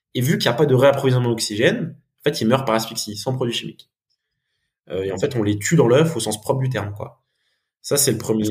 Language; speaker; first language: French; native; French